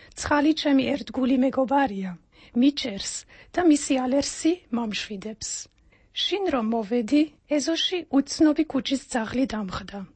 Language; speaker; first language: Georgian; non-native, fluent; Dutch